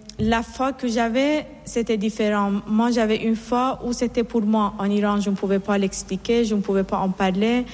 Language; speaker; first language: French; non-native, fluent; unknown